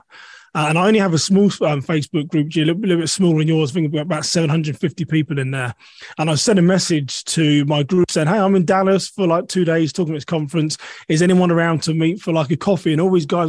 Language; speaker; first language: English; native; English